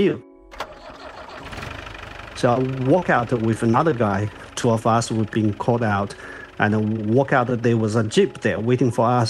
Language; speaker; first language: English; non-native, fluent; Chinese